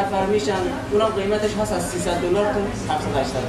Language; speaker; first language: Persian; native; Persian